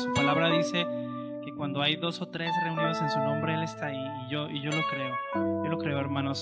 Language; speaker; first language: Spanish; native; Spanish